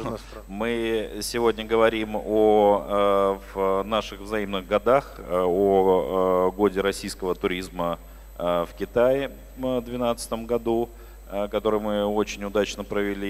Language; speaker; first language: Russian; native; Russian